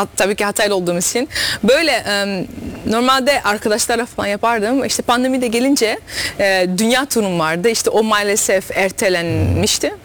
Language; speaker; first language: Turkish; early bilingual, heritage; Turkish